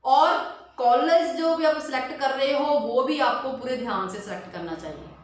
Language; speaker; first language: Hindi; non-native, local second language; Punjabi